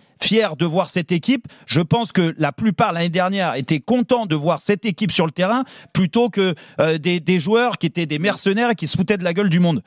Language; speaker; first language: French; native; French